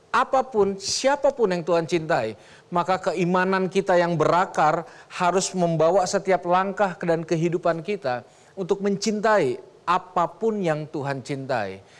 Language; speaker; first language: Indonesian; native; Indonesian